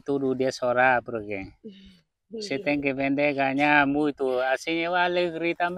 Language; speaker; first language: Portuguese; non-native, learner; Vietnamese